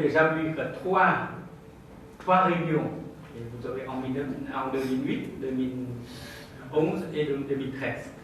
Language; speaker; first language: French; non-native, fluent; Vietnamese